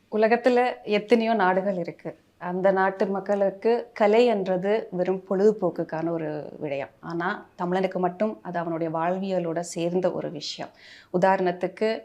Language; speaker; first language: Tamil; early bilingual, heritage; Tamil